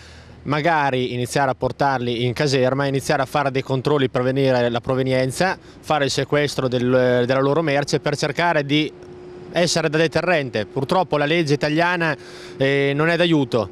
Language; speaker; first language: Italian; native; Italian